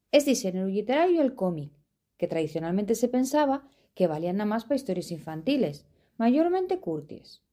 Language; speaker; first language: Asturian; non-native, local second language; Spanish